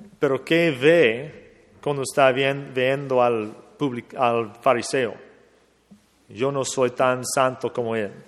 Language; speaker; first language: Spanish; non-native, fluent; English